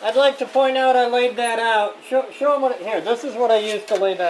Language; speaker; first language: English; native; English